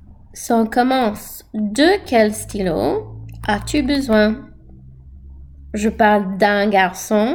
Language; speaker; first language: French; non-native, fluent; English